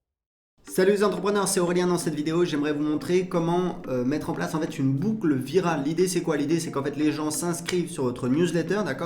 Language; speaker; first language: French; native; French